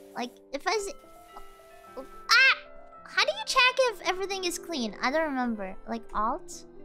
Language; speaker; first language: English; non-native, fluent; Italian